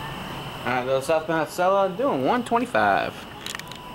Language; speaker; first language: English; native; English